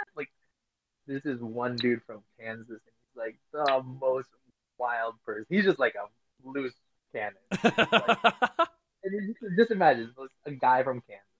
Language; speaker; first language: English; non-native, local second language; Filipino